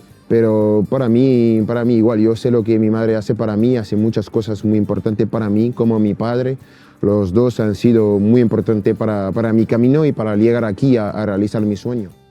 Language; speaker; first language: Spanish; non-native, fluent; French